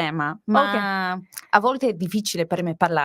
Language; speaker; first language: Italian; non-native, learner; English